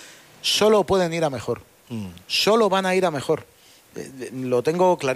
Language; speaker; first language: Spanish; native; Spanish